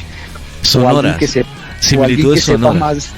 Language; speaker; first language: Spanish; native; Spanish